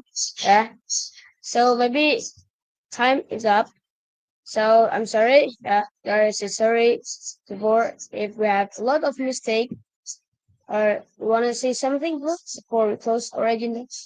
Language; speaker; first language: English; non-native, learner; Indonesian